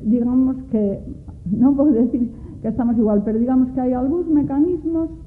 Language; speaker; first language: Spanish; non-native, local second language; Galician